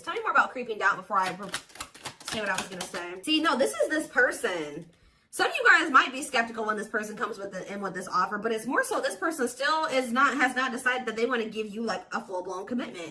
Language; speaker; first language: English; native; English